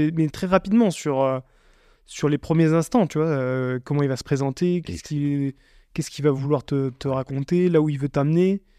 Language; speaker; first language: French; native; French